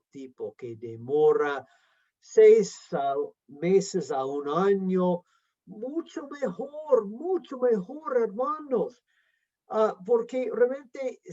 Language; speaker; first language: Spanish; non-native, fluent; English